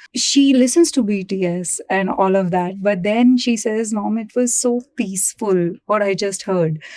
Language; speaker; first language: English; non-native, local second language; Punjabi